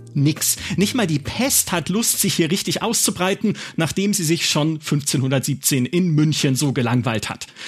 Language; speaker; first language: German; native; German